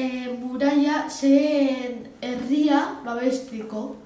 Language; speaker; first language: Basque; non-native, local second language; Spanish